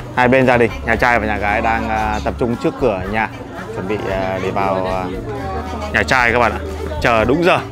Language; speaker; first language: Vietnamese; non-native, local second language; Hmong